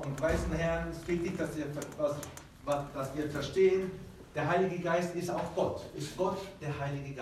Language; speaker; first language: German; early bilingual, heritage; Spanish